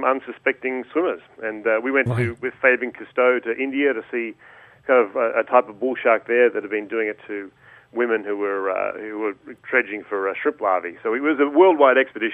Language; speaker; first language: English; native; English